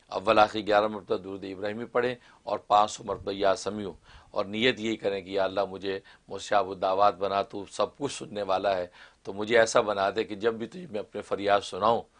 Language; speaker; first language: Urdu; non-native, local second language; Kashmiri